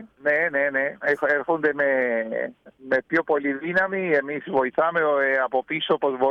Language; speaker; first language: Greek; early bilingual, heritage; Spanish